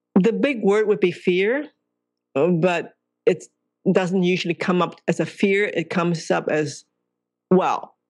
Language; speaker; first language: English; non-native, local second language; Cantonese